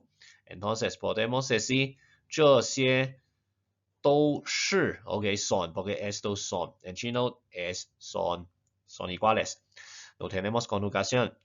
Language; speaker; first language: Spanish; non-native, fluent; Chinese